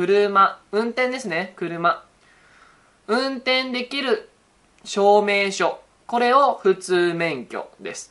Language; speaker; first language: Japanese; native; Japanese